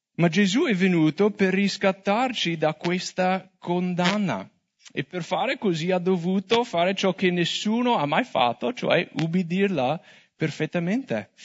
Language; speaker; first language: Italian; non-native, fluent; English